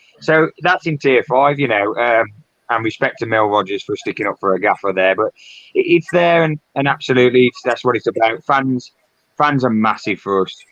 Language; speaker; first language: English; native; English